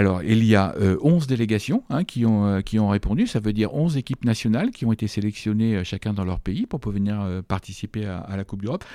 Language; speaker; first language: French; native; French